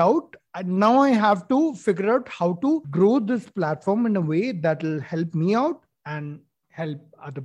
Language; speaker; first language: English; non-native, local second language; Malayalam